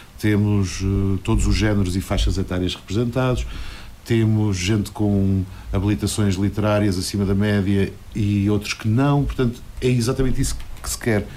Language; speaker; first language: Portuguese; native; Portuguese